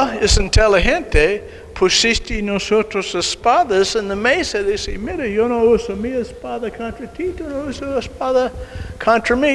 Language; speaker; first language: Spanish; non-native, learner; English